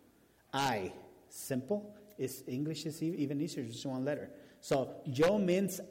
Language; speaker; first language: English; non-native, fluent; Spanish